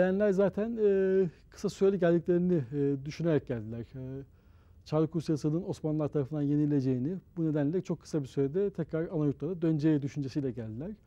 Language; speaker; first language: Turkish; native; Turkish